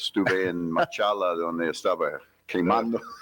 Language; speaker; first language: Spanish; non-native, fluent; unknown